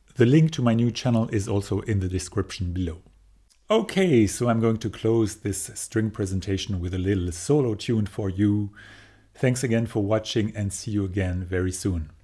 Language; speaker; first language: English; non-native, fluent; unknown